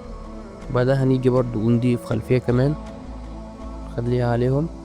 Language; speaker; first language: Arabic; native; Arabic